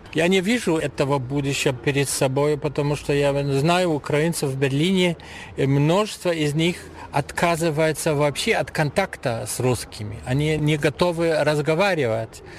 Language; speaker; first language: Russian; non-native, fluent; German